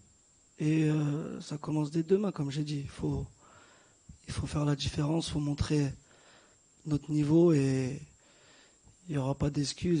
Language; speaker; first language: French; native; French